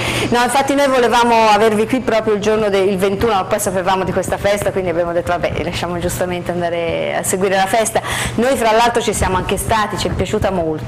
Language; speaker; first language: Italian; native; Italian